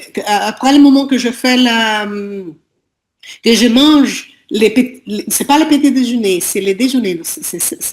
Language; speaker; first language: French; non-native, learner; Portuguese